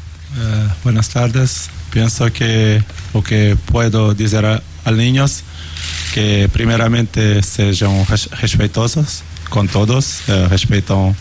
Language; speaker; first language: Spanish; non-native, learner; Portuguese